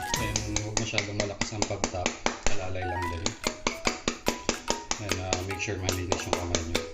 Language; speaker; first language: Filipino; native; Filipino